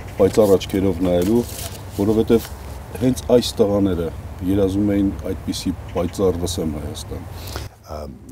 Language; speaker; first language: Armenian; native; Armenian